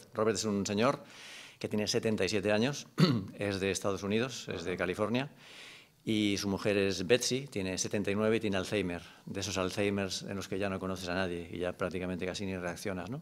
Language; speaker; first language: Spanish; native; Spanish